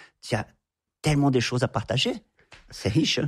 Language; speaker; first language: French; non-native, fluent; Portuguese